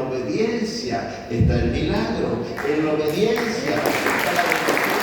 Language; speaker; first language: Spanish; native; Spanish